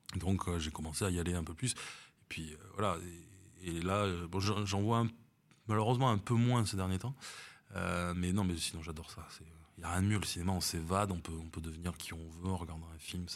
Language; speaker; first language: French; native; French